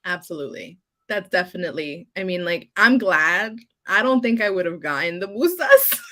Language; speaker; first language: English; native; English